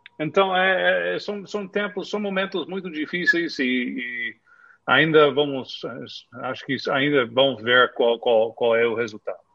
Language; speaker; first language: Portuguese; non-native, fluent; English